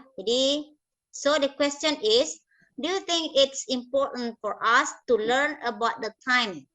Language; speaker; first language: English; non-native, learner; Indonesian